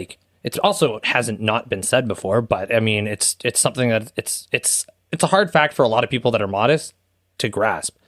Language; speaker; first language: English; native; English